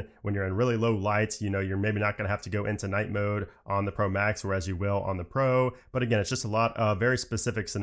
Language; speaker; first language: English; native; English